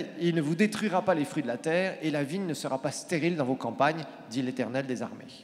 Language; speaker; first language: French; native; French